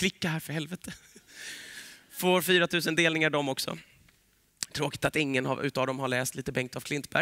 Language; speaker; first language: Swedish; native; Swedish